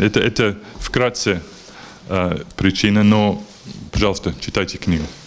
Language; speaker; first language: Russian; non-native, fluent; English